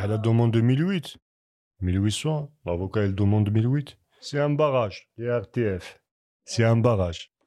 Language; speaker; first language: French; non-native, learner; Kabyle